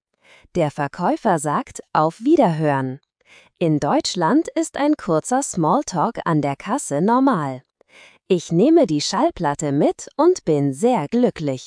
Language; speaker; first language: German; non-native, fluent; Spanish